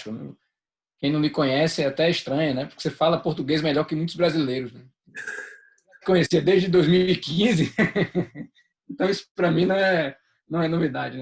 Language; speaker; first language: Portuguese; native; Portuguese